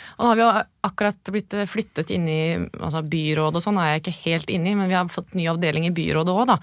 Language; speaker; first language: Norwegian; native; Norwegian